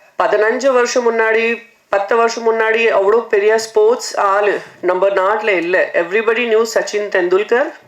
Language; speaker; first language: Tamil; non-native, fluent; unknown